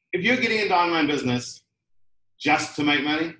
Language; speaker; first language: English; native; English